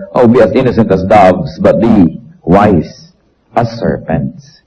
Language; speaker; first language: English; non-native, local second language; Filipino